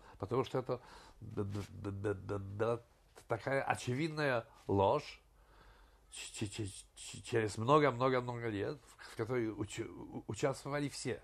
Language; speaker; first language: Russian; non-native, fluent; Polish